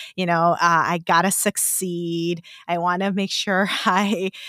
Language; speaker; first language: English; non-native, fluent; Korean